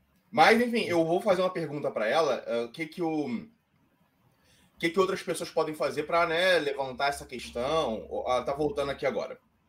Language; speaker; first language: Portuguese; native; Portuguese